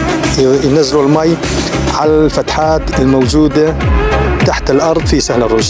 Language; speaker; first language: Arabic; native; Arabic